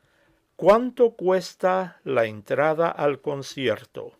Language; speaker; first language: Spanish; non-native, fluent; English